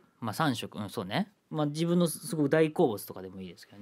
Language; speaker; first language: Japanese; native; Japanese